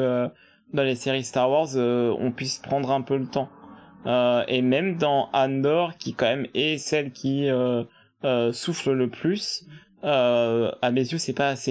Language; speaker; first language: French; native; French